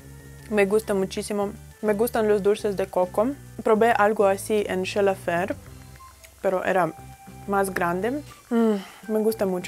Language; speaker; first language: Spanish; non-native, fluent; Russian